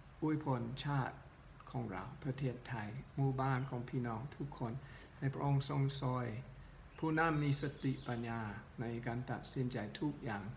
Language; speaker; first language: Thai; non-native, local second language; Northeastern Thai